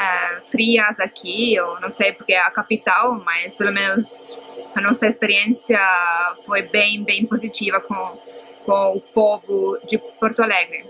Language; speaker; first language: Portuguese; non-native, fluent; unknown